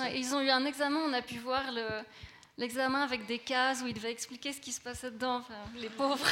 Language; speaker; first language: French; native; French